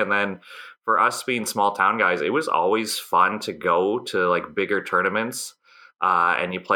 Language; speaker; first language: English; native; English